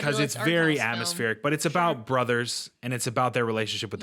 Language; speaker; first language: English; native; English